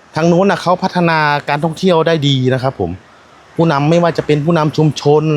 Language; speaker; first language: Thai; non-native, local second language; Northeastern Thai